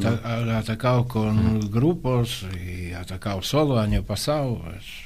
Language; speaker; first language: Spanish; non-native, learner; Russian